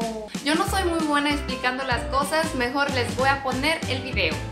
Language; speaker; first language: Spanish; non-native, fluent; Korean